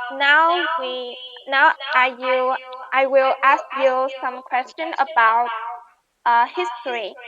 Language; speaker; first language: English; non-native, learner; Vietnamese